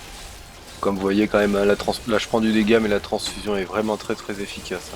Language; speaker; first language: French; native; French